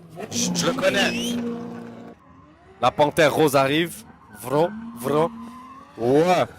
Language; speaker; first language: French; native; French